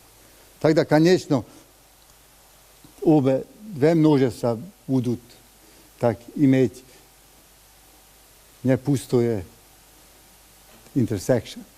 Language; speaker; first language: Russian; non-native, learner; Hungarian